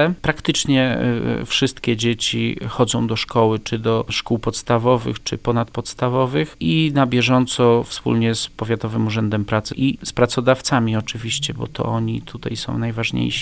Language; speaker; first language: Polish; native; Polish